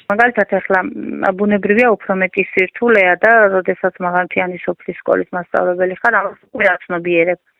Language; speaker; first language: Georgian; native; Georgian